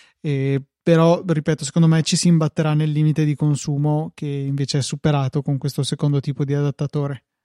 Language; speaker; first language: Italian; native; Italian